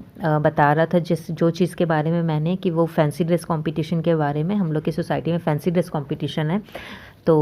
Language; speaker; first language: Hindi; native; Hindi